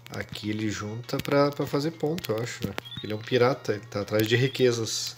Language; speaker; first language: Portuguese; native; Portuguese